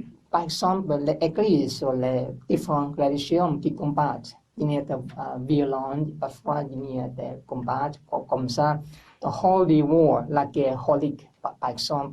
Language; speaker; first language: French; non-native, learner; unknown